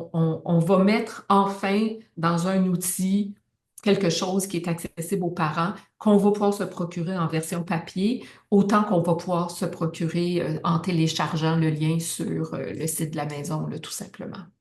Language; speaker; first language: French; native; French